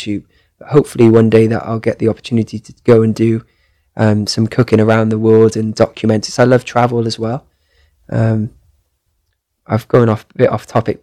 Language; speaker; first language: English; native; English